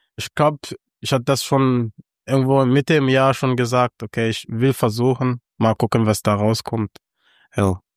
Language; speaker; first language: German; non-native, fluent; Kinyarwanda